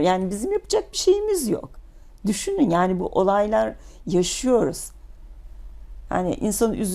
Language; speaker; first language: Turkish; native; Turkish